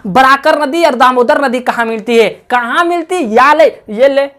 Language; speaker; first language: Hindi; native; Hindi